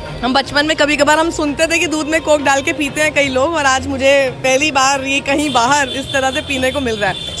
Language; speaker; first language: Hindi; native; Hindi